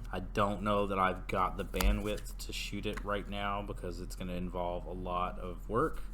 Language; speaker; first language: English; native; English